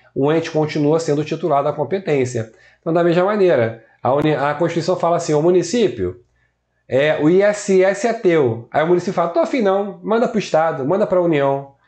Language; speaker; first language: Portuguese; native; Portuguese